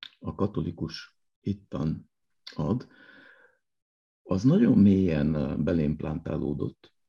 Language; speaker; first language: Hungarian; native; Hungarian